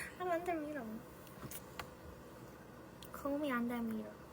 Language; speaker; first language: English; non-native, learner; Korean